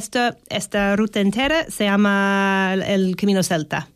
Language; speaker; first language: Spanish; non-native, fluent; English